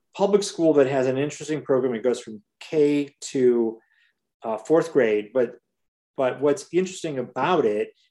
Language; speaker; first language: English; native; English